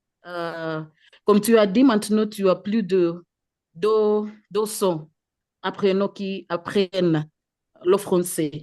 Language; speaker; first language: French; non-native, fluent; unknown